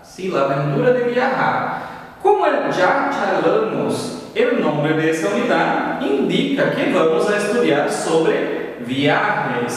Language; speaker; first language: Spanish; non-native, fluent; Portuguese